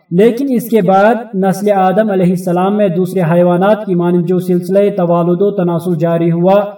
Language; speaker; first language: Urdu; native; Urdu